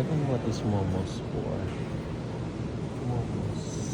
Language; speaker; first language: English; non-native, local second language; Filipino